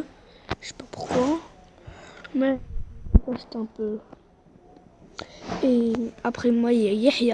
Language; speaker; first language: French; non-native, local second language; Arabic